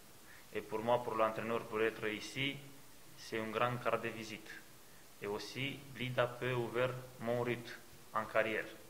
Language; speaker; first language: French; non-native, fluent; Romanian